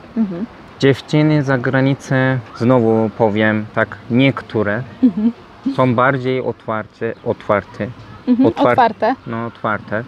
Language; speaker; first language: Polish; non-native, learner; Turkish